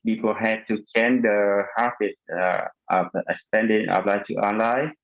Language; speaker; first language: English; non-native, fluent; Vietnamese